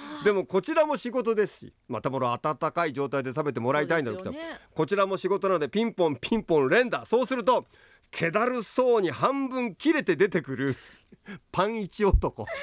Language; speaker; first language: Japanese; native; Japanese